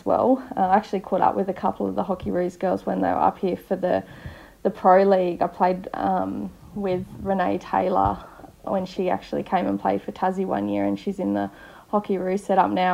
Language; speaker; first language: English; native; English